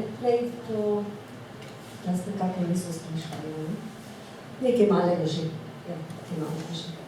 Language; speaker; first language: Slovenian; native; Slovenian